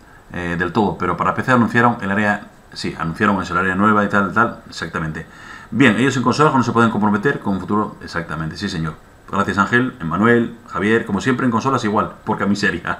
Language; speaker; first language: Spanish; native; Spanish